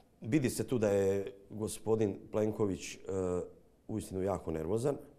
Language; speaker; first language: Croatian; native; Croatian